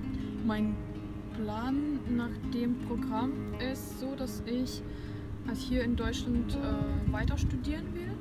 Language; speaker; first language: German; non-native, learner; Russian